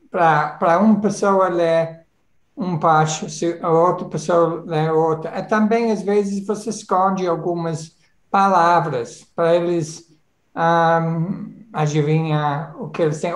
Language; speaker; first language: Portuguese; non-native, fluent; English